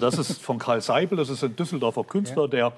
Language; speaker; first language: German; native; German